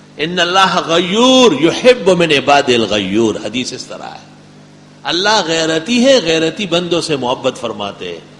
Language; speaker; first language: Urdu; non-native, local second language; Pashto